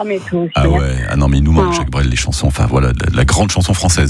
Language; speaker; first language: French; native; French